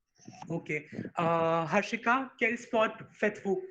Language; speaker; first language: French; non-native, fluent; Hindi